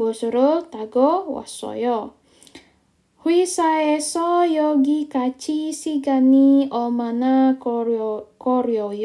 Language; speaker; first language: Korean; non-native, fluent; Indonesian